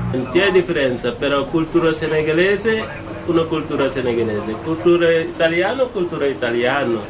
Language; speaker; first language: Italian; non-native, learner; Wolof